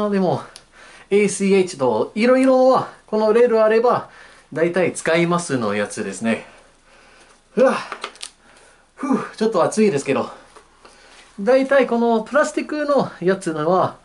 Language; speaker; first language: Japanese; non-native, learner; English